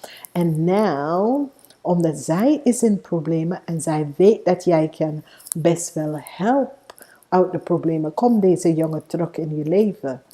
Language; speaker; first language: Dutch; non-native, fluent; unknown